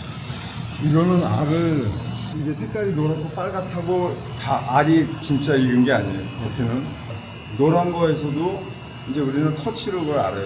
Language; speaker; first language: Korean; early bilingual, heritage; Korean